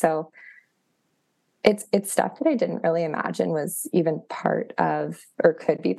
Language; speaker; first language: English; native; English